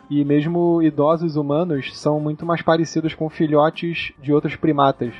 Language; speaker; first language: Portuguese; native; Portuguese